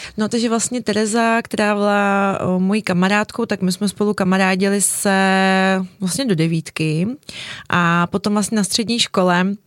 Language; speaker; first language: Czech; early bilingual, other home language; Russian